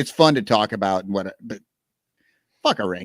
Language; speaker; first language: English; native; English